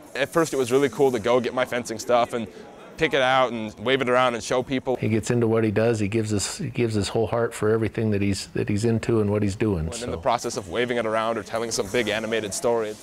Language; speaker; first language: English; native; English